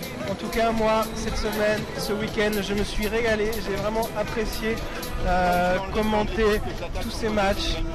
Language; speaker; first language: French; native; French